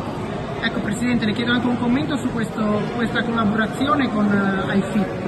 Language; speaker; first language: Italian; native; Italian